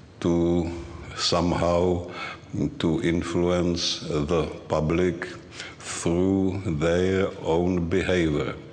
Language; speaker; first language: English; non-native, learner; Czech